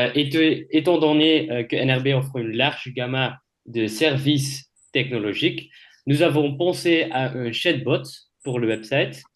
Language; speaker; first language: French; non-native, learner; Dutch